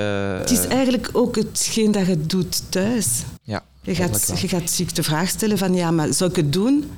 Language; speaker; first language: Dutch; non-native, local second language; French